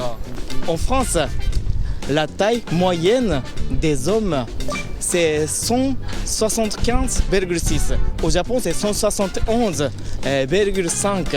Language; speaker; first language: French; non-native, learner; Japanese